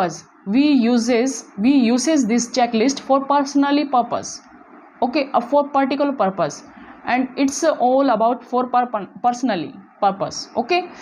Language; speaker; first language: English; non-native, local second language; Hindi